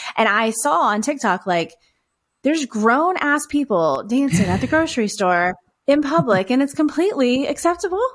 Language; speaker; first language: English; native; English